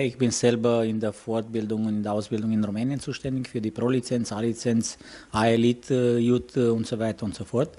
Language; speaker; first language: German; non-native, fluent; Romanian